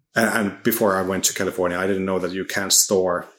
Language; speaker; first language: English; non-native, fluent; Finnish